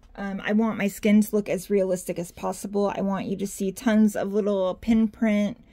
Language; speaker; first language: English; native; English